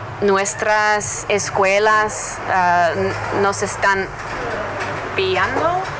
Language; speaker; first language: Spanish; non-native, learner; English